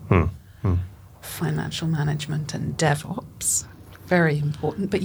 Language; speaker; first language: English; native; English